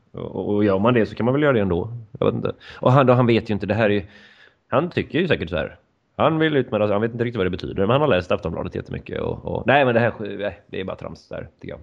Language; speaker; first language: Swedish; native; Swedish